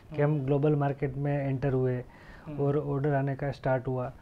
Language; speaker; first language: Hindi; non-native, local second language; Gujarati